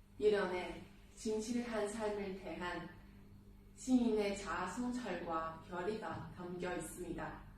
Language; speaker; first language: Korean; non-native, fluent; Chinese